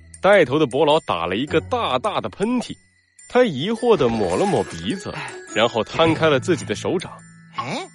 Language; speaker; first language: Chinese; native; Chinese